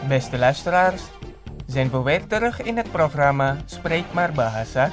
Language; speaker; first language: Dutch; non-native, fluent; Indonesian